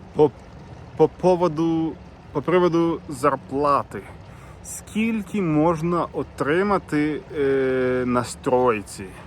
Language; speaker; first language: Ukrainian; non-native, local second language; Russian